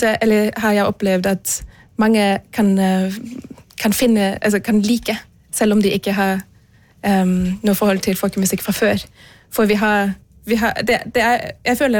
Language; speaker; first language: Norwegian; non-native, fluent; German